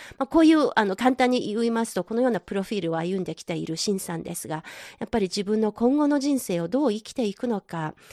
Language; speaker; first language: Japanese; non-native, fluent; Chinese